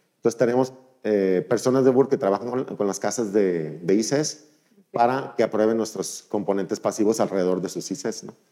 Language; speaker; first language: Spanish; native; Spanish